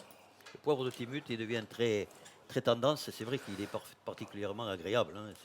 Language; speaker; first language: French; native; French